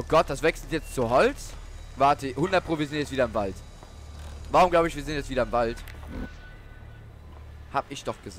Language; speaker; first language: German; native; German